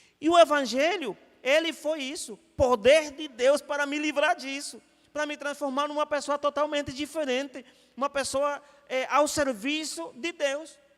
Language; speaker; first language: Portuguese; non-native, fluent; Spanish